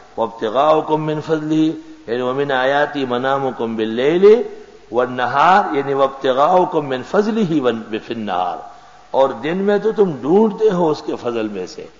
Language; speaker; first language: Urdu; non-native, local second language; Pashto